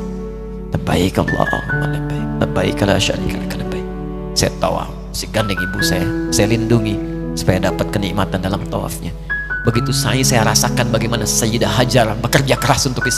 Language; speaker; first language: Indonesian; native; Indonesian